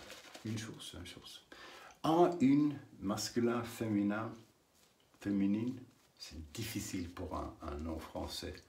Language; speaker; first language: French; non-native, learner; English